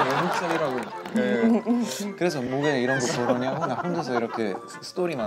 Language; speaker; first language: Korean; non-native, learner; Bulgarian